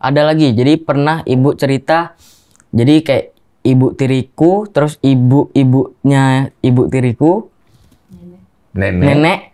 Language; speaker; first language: Indonesian; non-native, local second language; Javanese